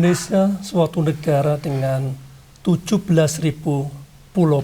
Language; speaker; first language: Indonesian; non-native, local second language; Javanese